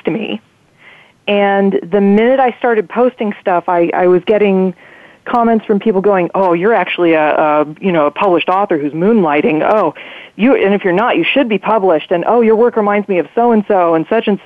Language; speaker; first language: English; native; English